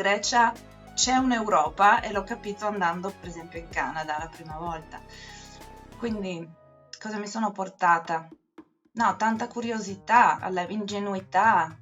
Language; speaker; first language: Italian; native; Italian